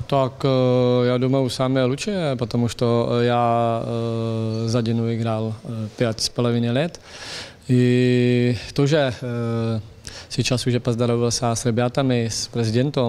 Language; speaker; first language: Russian; non-native, fluent; Czech